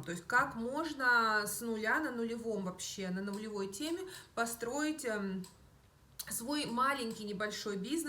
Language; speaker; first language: Russian; native; Russian